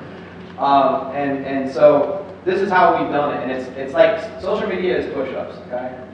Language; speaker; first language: English; native; English